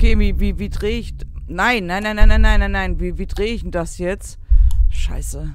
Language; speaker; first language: German; native; German